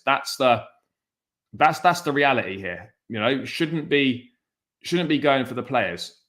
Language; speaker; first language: English; native; English